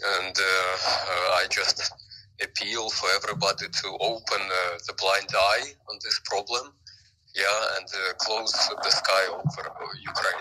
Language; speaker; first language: English; non-native, fluent; Ukrainian